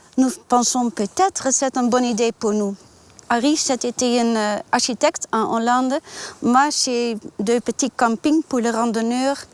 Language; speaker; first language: French; non-native, learner; Dutch